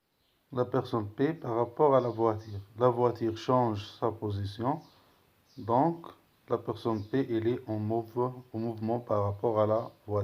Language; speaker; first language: French; non-native, local second language; Arabic